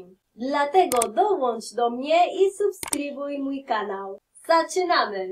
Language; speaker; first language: Polish; non-native, fluent; Spanish